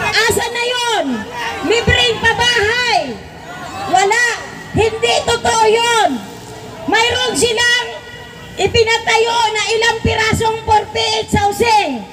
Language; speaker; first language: Filipino; non-native, local second language; Waray